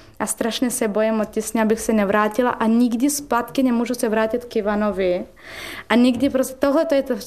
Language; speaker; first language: Czech; non-native, learner; Turkish